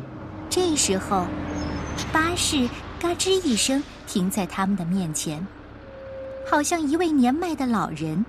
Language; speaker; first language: Chinese; native; Chinese